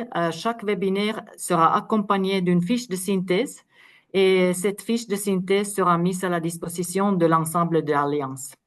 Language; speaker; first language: French; non-native, fluent; Finnish